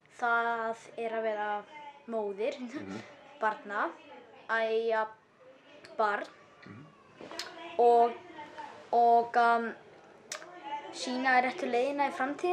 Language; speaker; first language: Icelandic; non-native, local second language; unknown